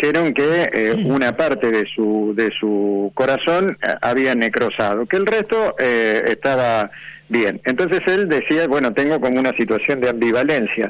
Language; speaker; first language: Spanish; native; Spanish